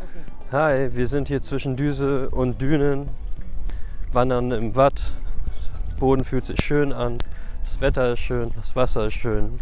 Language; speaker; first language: German; native; German